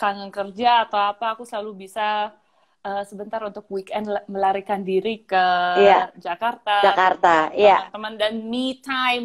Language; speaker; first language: Indonesian; early bilingual, heritage; Indonesian